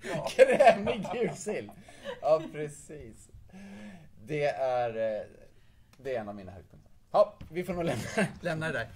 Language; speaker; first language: Swedish; native; Swedish